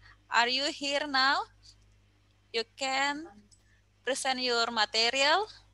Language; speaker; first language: English; non-native, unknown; Indonesian